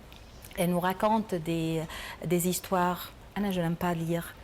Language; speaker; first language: French; non-native, learner; Arabic